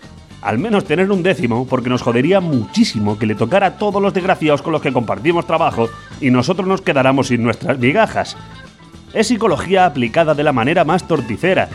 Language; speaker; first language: Spanish; native; Spanish